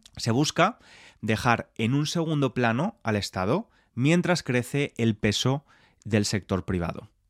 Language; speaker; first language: Spanish; native; Spanish